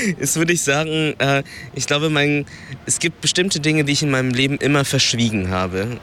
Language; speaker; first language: German; early bilingual, other home language; Vietnamese